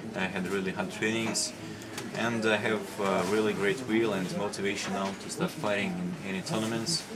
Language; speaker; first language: English; non-native, fluent; Russian